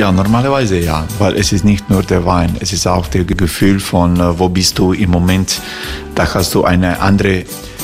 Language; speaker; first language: German; non-native, learner; Croatian